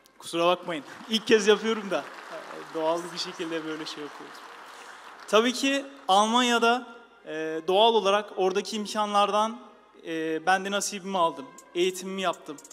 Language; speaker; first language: Turkish; early bilingual, heritage; Turkish